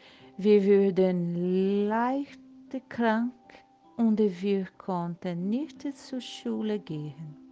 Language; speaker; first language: German; non-native, learner; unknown